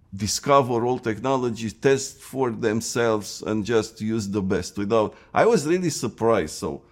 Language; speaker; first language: English; non-native, fluent; Romanian